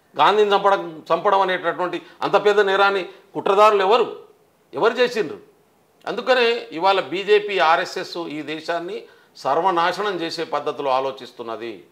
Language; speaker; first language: Telugu; non-native, local second language; Lambadi